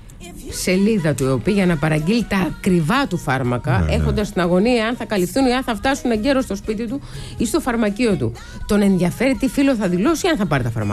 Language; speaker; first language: Greek; native; Greek